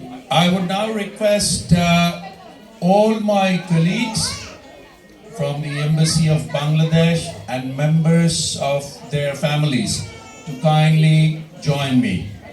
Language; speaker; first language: English; non-native, local second language; Bangla